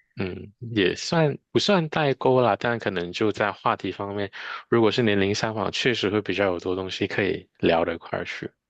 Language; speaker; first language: Chinese; native; Chinese